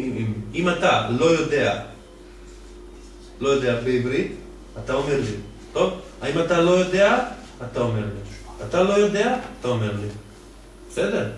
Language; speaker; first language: Hebrew; non-native, fluent; Serbian